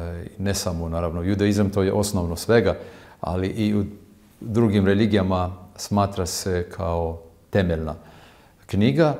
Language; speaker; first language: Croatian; non-native, fluent; Hebrew